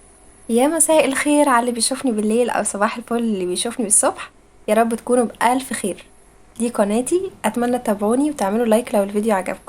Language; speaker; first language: Arabic; native; Arabic